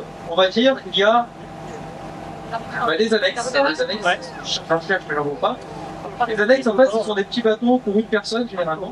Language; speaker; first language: French; native; French